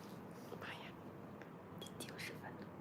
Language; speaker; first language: Chinese; native; Chinese